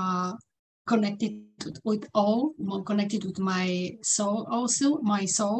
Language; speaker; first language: English; non-native, fluent; Bulgarian